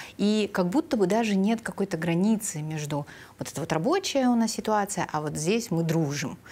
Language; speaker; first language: Russian; native; Russian